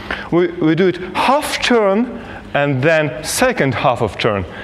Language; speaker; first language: English; non-native, fluent; Russian